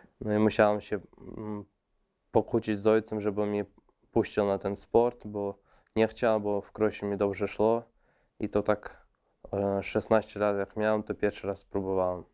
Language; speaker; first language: Polish; non-native, fluent; Russian